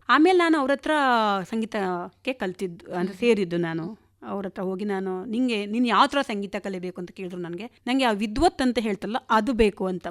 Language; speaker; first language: Kannada; non-native, local second language; Konkani